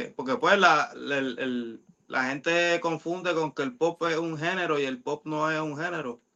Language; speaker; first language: Spanish; native; Spanish